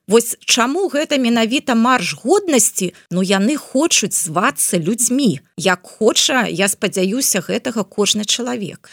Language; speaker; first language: Belarusian; non-native, local second language; Russian